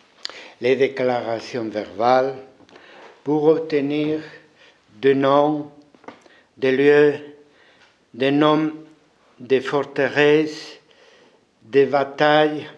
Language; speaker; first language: French; non-native, fluent; Spanish